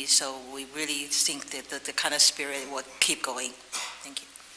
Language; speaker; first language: English; non-native, fluent; Chinese